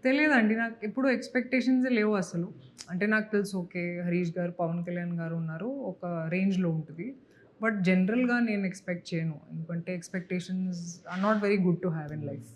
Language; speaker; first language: Telugu; non-native, fluent; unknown